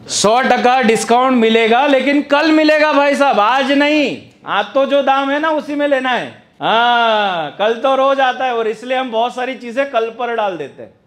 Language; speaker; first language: Hindi; non-native, local second language; Gujarati